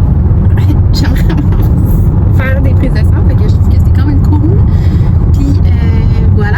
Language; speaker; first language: French; native; French